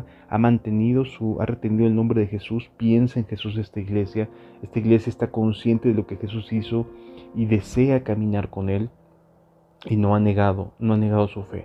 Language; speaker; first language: Spanish; native; Spanish